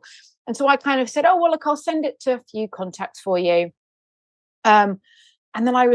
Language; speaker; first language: English; native; English